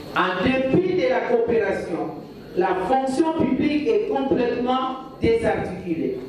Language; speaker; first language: French; non-native, local second language; Lingala